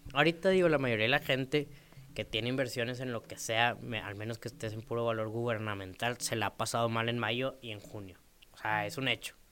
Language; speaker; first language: Spanish; native; Spanish